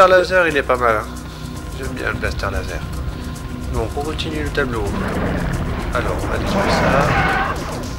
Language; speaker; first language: French; native; French